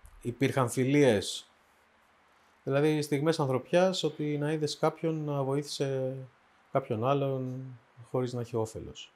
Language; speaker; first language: Greek; native; Greek